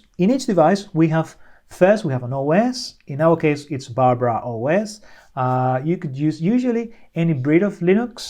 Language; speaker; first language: English; non-native, fluent; Spanish